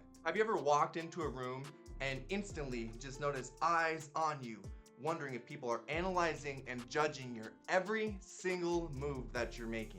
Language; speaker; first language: English; native; English